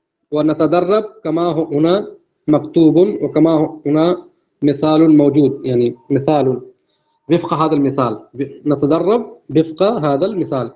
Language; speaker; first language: Arabic; non-native, fluent; Urdu